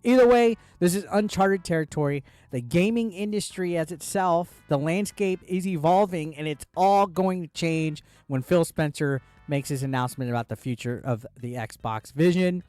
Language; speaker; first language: English; native; English